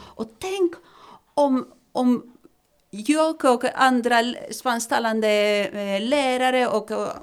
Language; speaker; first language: Swedish; non-native, fluent; Spanish